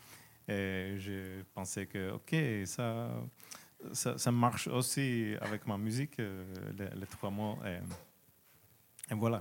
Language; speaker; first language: French; non-native, learner; Finnish